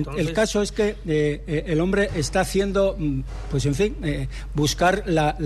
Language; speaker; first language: Spanish; native; Spanish